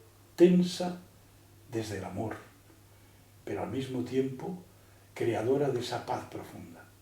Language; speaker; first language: Spanish; native; Spanish